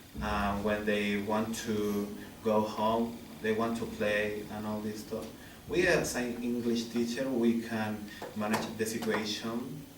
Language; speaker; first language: English; non-native, learner; Spanish